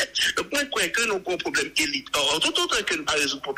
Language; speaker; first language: French; non-native, local second language; Haitian Creole